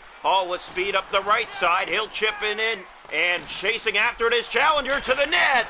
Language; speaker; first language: English; native; English